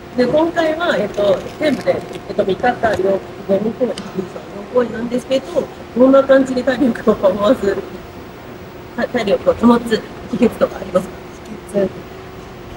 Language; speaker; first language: Japanese; non-native, fluent; Chinese